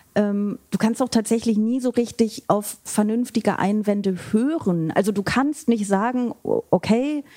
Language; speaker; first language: German; native; German